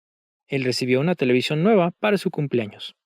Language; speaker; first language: Spanish; native; Spanish